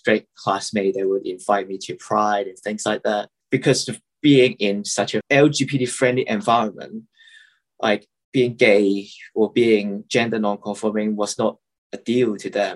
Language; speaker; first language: English; non-native, local second language; Cantonese